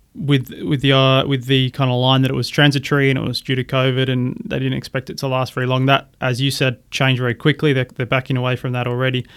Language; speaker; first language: English; native; English